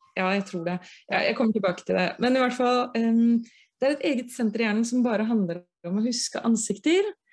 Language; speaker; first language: Norwegian; native; Norwegian